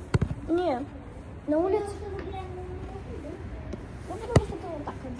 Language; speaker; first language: Russian; early bilingual, heritage; Russian